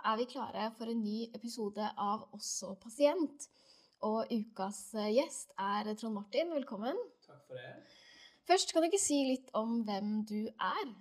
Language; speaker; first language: Norwegian; native; Norwegian